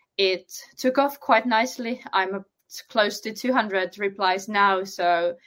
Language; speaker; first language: English; non-native, fluent; Finnish